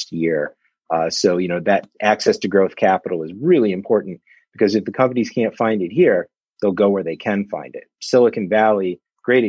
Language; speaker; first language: English; native; English